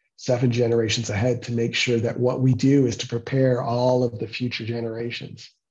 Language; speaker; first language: English; native; English